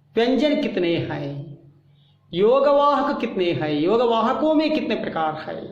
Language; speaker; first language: Hindi; non-native, local second language; Kannada